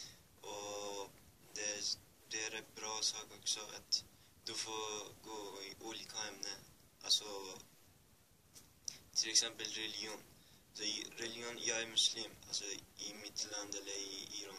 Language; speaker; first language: Swedish; early bilingual, other home language; Persian